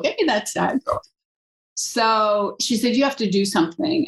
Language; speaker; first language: English; native; English